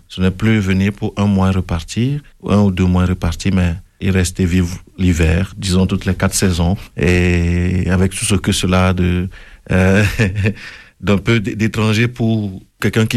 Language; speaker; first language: French; non-native, local second language; Ewe